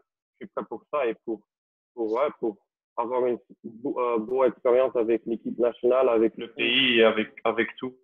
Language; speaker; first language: French; non-native, local second language; Dutch